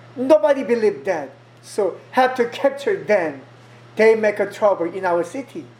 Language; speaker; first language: English; non-native, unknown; Korean